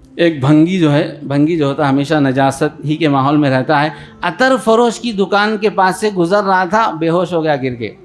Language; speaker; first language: Urdu; native; Urdu